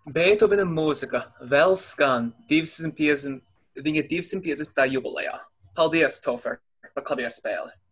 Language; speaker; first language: Latvian; early bilingual, heritage; Latvian